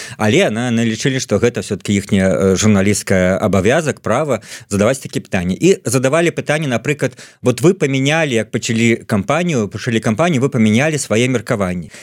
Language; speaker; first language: Belarusian; non-native, local second language; Russian